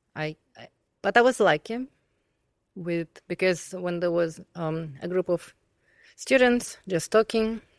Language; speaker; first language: English; non-native, fluent; Russian